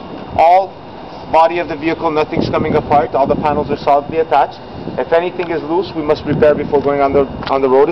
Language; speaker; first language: English; non-native, local second language; French